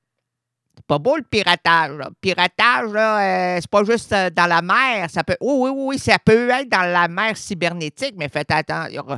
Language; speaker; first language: French; native; French